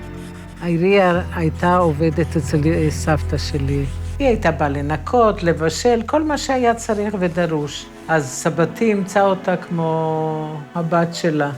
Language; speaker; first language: Hebrew; early bilingual, other home language; Romany